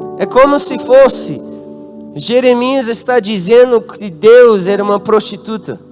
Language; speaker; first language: Portuguese; non-native, fluent; English